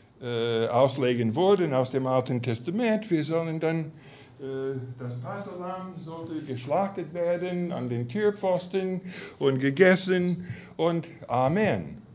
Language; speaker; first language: German; non-native, fluent; English